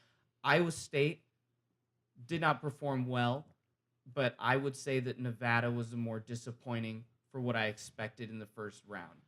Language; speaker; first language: English; native; English